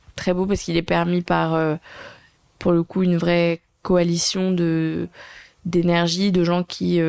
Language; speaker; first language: French; native; French